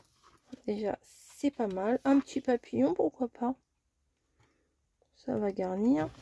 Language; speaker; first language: French; native; French